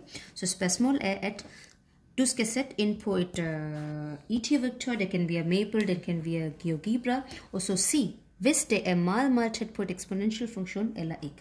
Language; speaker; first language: Danish; non-native, fluent; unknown